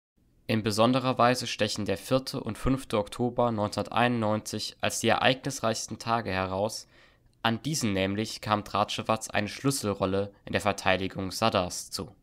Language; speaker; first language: German; native; German